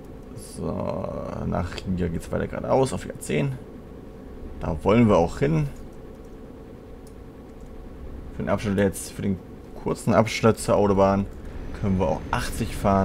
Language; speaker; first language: German; native; German